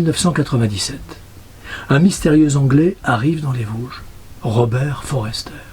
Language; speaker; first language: French; native; French